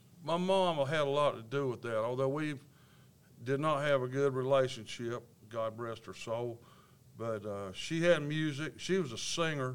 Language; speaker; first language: English; native; English